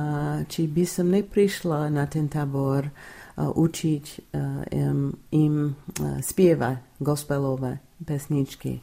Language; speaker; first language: Slovak; non-native, fluent; English